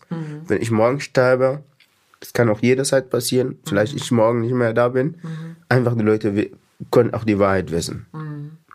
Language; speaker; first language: German; non-native, fluent; Arabic